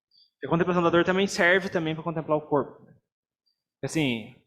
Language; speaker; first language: Portuguese; native; Portuguese